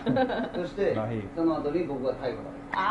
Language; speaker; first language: Japanese; native; Japanese